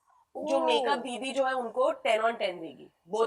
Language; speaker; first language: Hindi; native; Hindi